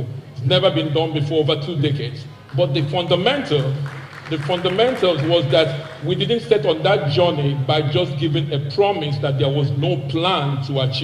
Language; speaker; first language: English; non-native, local second language; Igbo